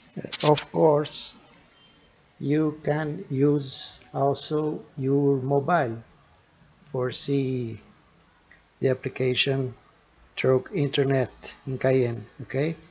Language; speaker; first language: English; non-native, learner; Portuguese